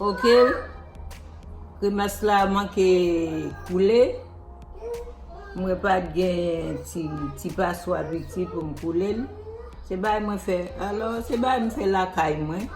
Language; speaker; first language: French; non-native, learner; Haitian Creole